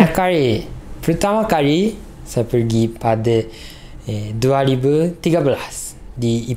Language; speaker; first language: Indonesian; non-native, learner; Japanese